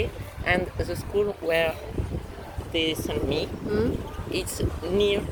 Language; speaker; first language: English; non-native, learner; French